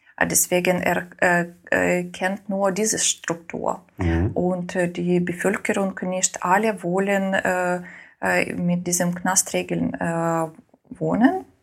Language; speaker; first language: German; non-native, learner; Ukrainian